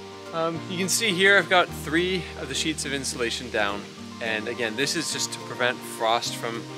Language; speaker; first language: English; native; English